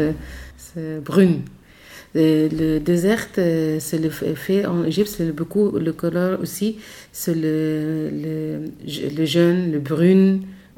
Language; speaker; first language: French; non-native, learner; Arabic